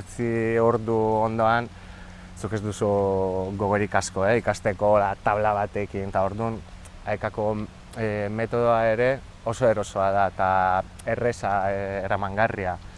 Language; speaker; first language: Basque; non-native, fluent; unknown